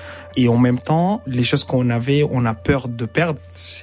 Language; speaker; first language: French; non-native, fluent; Arabic